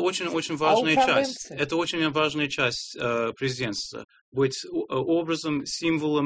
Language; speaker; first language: Russian; non-native, fluent; English